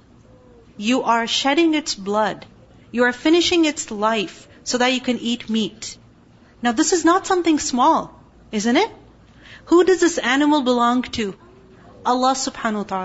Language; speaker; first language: English; non-native, local second language; Urdu